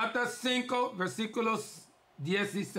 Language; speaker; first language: Spanish; early bilingual, heritage; English